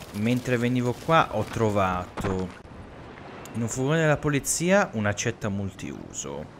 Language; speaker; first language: Italian; native; Italian